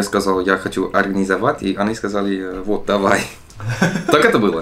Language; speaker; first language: Russian; non-native, learner; Dutch